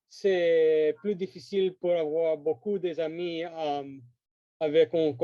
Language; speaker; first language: French; non-native, learner; English